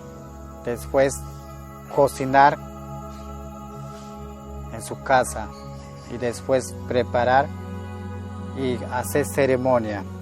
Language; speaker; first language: Spanish; non-native, local second language; Shipibo-Conibo